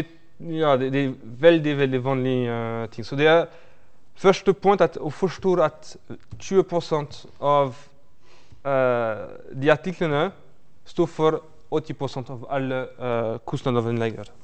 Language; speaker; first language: Norwegian; non-native, fluent; French